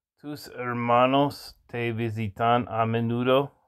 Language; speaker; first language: Spanish; non-native, learner; English